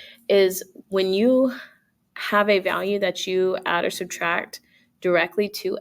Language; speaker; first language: English; native; English